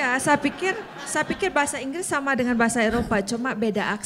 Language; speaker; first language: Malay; non-native, learner; English